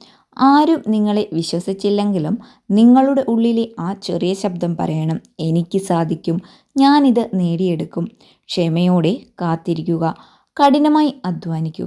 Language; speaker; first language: Malayalam; native; Malayalam